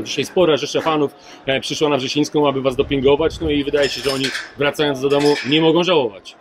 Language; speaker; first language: Polish; native; Polish